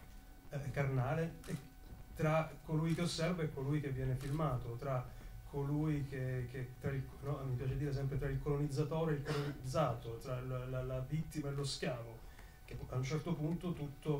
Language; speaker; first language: Italian; native; Italian